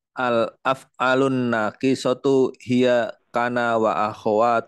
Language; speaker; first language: Arabic; non-native, learner; Indonesian